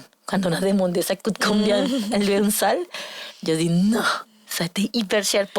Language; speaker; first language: French; non-native, learner; Spanish